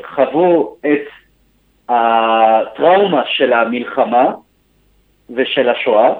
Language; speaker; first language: Hebrew; early bilingual, other home language; Spanish